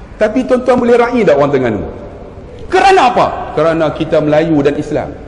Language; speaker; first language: Malay; native; Malay